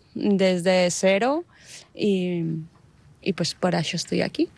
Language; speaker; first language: Catalan; non-native, learner; Spanish